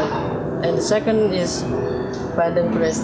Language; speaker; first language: English; non-native, learner; Indonesian